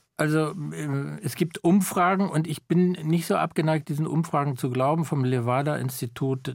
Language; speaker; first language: German; native; German